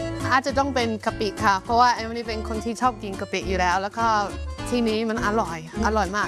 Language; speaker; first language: Thai; non-native, fluent; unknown